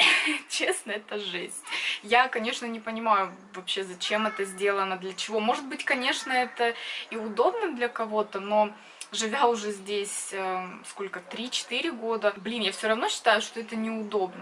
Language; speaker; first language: Russian; native; Russian